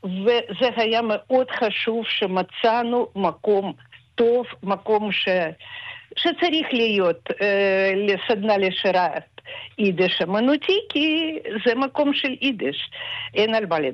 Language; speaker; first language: Hebrew; non-native, fluent; Russian